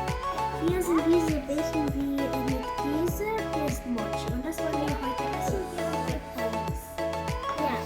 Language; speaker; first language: German; early bilingual, other home language; Serbian